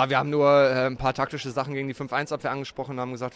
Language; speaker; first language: German; native; German